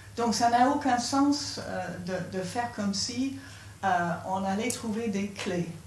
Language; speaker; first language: French; non-native, fluent; English